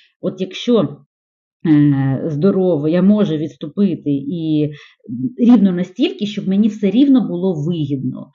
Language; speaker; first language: Ukrainian; non-native, local second language; Russian